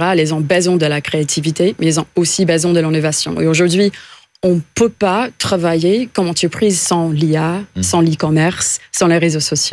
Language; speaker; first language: French; non-native, fluent; English